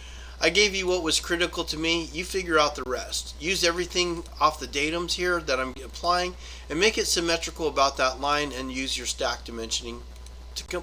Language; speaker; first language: English; native; English